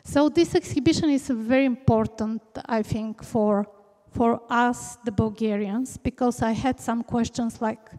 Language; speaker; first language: English; non-native, fluent; Bulgarian